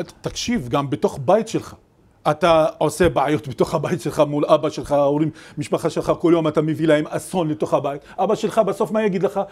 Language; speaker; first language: Hebrew; non-native, local second language; Arabic